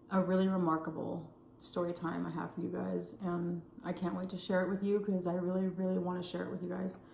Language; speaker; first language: English; native; English